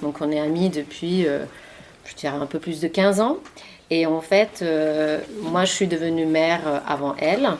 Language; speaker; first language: French; non-native, fluent; Finnish